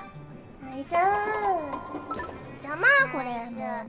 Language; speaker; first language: Japanese; native; Japanese